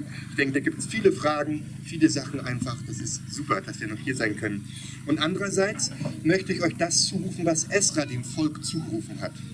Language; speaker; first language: German; native; German